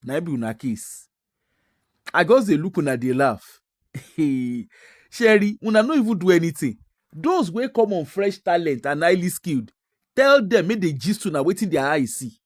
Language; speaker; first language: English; non-native, local second language; Yoruba